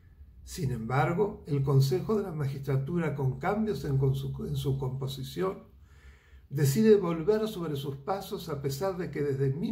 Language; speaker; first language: Spanish; native; Spanish